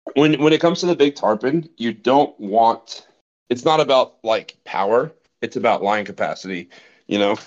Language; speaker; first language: English; native; English